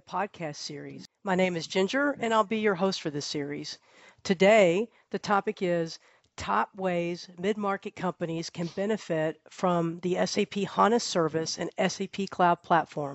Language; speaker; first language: English; native; English